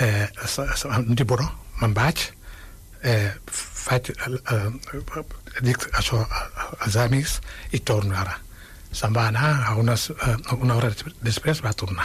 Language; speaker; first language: Catalan; non-native, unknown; Wolof